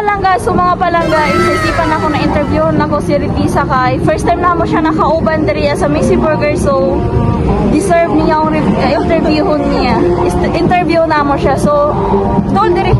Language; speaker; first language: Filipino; non-native, local second language; Cebuano